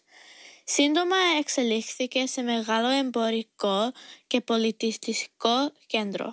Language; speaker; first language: Greek; early bilingual, heritage; Greek